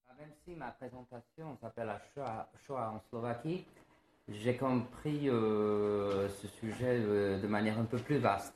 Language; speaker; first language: French; non-native, fluent; Slovak